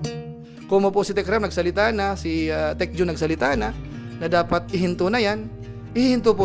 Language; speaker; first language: Filipino; native; Filipino